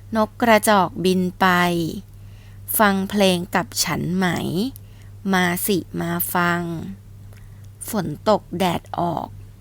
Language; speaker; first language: Thai; native; Thai